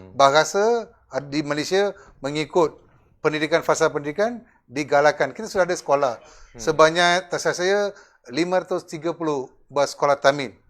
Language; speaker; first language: Malay; non-native, local second language; Tamil